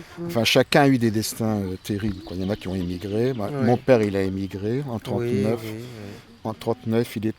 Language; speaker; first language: French; native; French